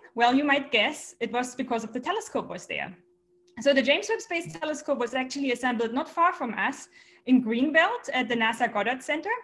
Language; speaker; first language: English; non-native, fluent; German